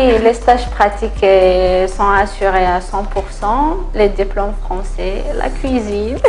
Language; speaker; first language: French; non-native, local second language; Kabyle